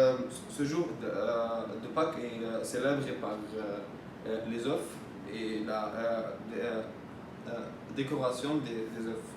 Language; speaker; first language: French; non-native, learner; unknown